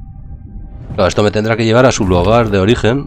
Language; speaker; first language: Spanish; native; Spanish